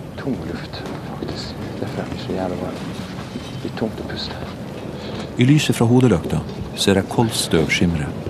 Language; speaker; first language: Norwegian; native; Norwegian